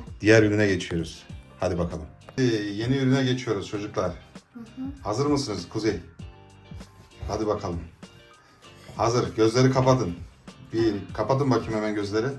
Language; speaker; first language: Turkish; early bilingual, heritage; Turkish